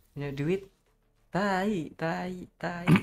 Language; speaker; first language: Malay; non-native, local second language; Javanese